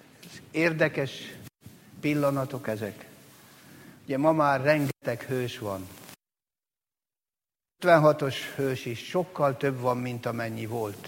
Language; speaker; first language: Hungarian; native; Hungarian